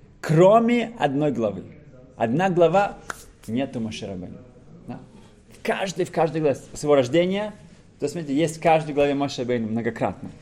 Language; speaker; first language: Russian; early bilingual, heritage; Russian